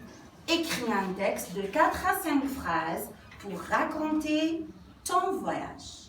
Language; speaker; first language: French; non-native, local second language; Arabic